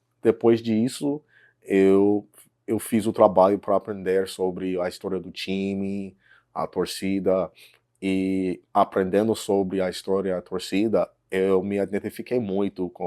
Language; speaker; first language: Portuguese; non-native, fluent; English